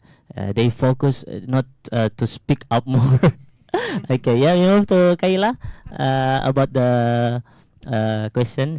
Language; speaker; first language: English; non-native, learner; Indonesian